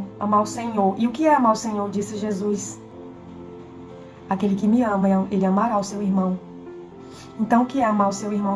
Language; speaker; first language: Portuguese; native; Portuguese